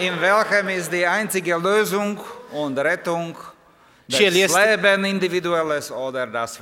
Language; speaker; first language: German; non-native, learner; Slovak